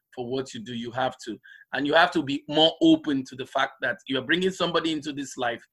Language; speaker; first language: English; non-native, local second language; Igbo